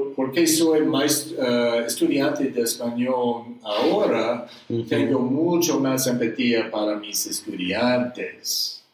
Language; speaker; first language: Spanish; non-native, learner; English